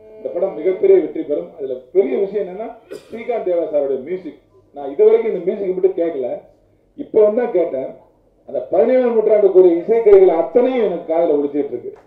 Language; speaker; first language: Tamil; native; Tamil